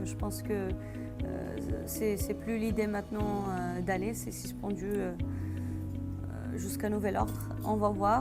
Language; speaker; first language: French; non-native, fluent; Arabic